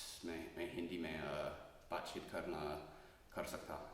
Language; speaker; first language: Hindi; non-native, learner; English